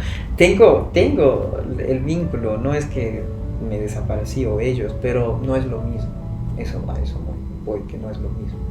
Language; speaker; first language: Spanish; non-native, fluent; Persian